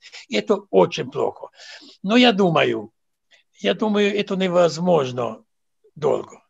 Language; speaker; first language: Russian; non-native, fluent; Serbian